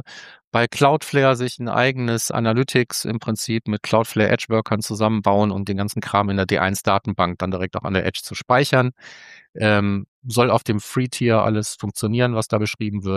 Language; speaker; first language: German; native; German